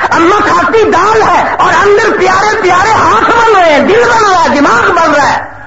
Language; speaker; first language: Urdu; non-native, local second language; Saraiki